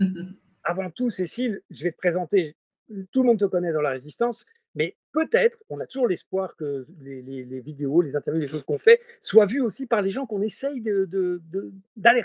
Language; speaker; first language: French; native; French